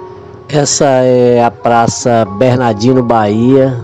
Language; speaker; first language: Portuguese; native; Portuguese